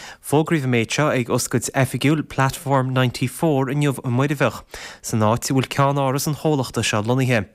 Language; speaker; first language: Irish; native; Irish